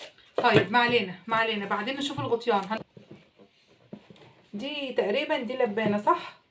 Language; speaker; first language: Arabic; native; Arabic